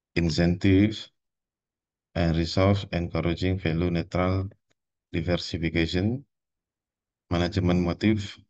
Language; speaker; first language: English; non-native, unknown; Indonesian